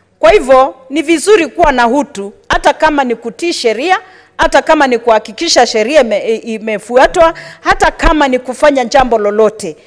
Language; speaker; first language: Swahili; non-native, local second language; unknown